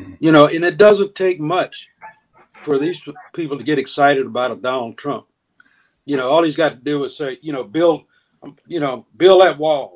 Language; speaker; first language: English; native; English